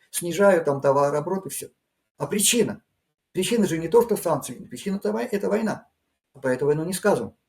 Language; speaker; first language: Russian; native; Russian